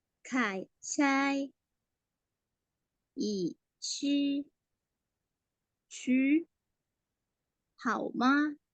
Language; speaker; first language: Chinese; non-native, learner; Indonesian